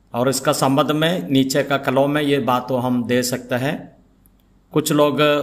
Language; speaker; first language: Hindi; non-native, local second language; Malayalam